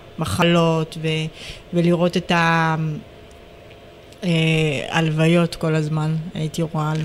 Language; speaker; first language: Hebrew; early bilingual, other home language; Amharic